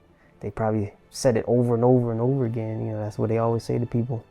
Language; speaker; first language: English; native; English